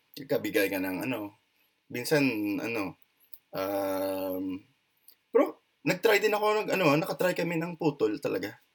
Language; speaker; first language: Filipino; non-native, local second language; Hiligaynon